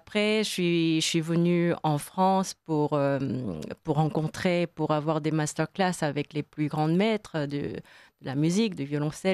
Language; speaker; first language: French; non-native, fluent; Korean